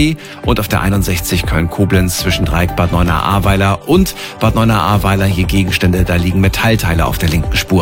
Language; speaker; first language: German; native; German